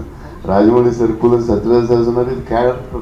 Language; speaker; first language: Tamil; non-native, local second language; Telugu